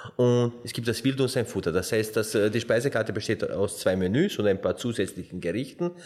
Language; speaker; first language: German; non-native, fluent; Slovenian